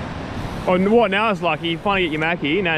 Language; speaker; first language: English; native; English